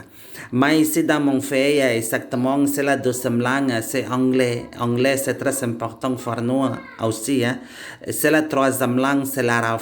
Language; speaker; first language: French; non-native, learner; Indonesian